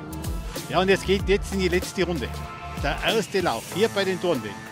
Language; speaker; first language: German; native; German